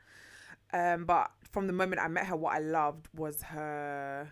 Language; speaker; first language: English; early bilingual, other home language; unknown